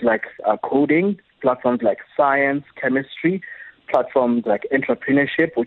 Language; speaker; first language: English; non-native, local second language; Xhosa